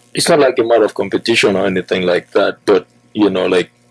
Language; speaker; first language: English; non-native, local second language; Wolof